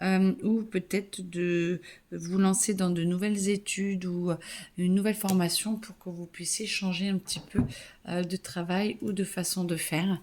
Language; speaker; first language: French; native; French